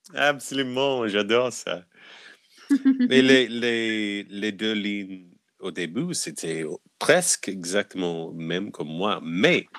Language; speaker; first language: French; non-native, learner; English